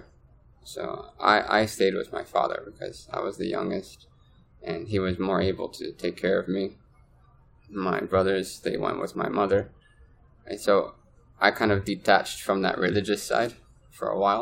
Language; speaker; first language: English; native; English